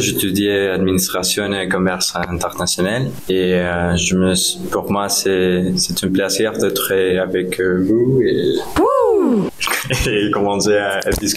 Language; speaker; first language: French; non-native, learner; Spanish